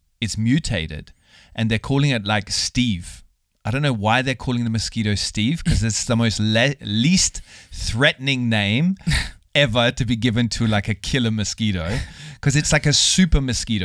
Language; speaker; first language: English; native; English